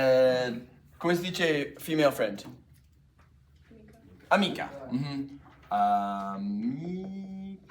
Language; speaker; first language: Italian; non-native, fluent; English